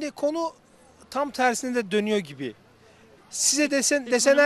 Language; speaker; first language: Turkish; native; Turkish